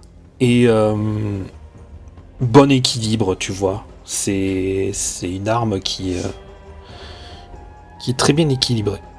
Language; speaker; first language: French; native; French